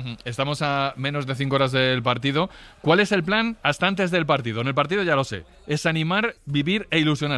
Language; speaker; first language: Spanish; native; Spanish